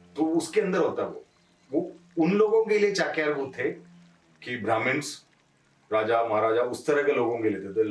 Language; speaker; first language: Hindi; non-native, local second language; Malayalam